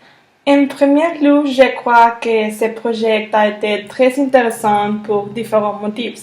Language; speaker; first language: French; non-native, learner; Spanish